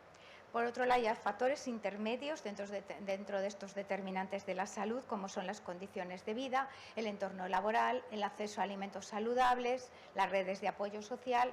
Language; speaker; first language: Spanish; native; Spanish